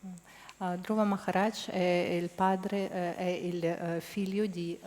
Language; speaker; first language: Italian; non-native, fluent; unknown